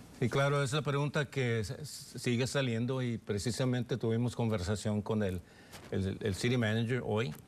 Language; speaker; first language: Spanish; early bilingual, heritage; Spanish